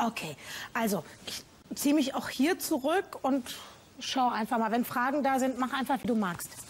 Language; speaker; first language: German; native; German